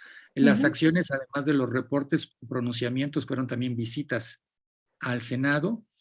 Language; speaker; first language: Spanish; native; Spanish